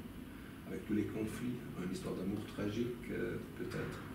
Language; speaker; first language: French; non-native, local second language; German